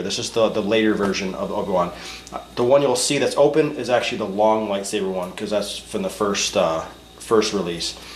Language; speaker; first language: English; native; English